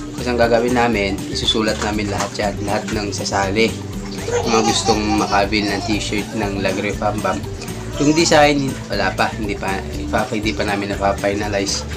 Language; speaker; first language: Filipino; non-native, local second language; Iloko